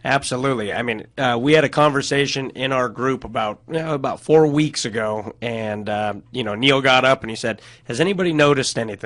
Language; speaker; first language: English; native; English